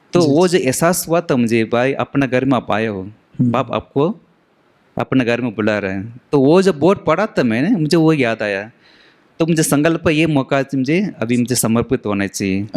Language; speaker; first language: Hindi; non-native, local second language; Tamil